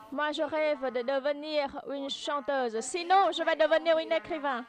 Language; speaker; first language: French; non-native, fluent; Vietnamese